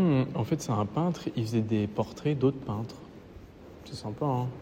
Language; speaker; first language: French; native; French